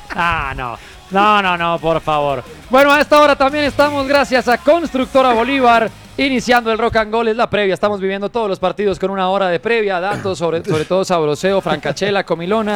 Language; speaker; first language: Spanish; native; Spanish